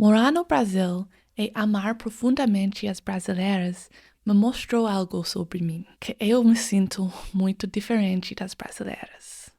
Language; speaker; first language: Portuguese; non-native, fluent; English